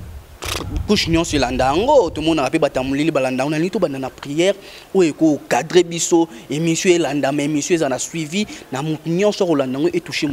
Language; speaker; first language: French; non-native, local second language; Lingala